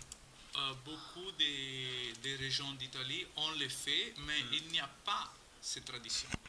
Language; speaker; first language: French; non-native, learner; Italian